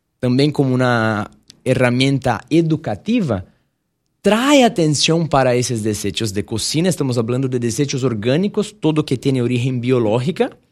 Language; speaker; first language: Spanish; non-native, fluent; Portuguese